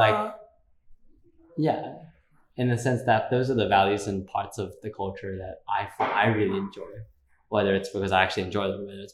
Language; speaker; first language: English; native; English